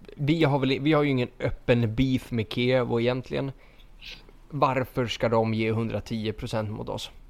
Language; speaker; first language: Swedish; native; Swedish